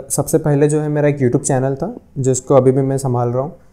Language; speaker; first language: Hindi; non-native, local second language; Urdu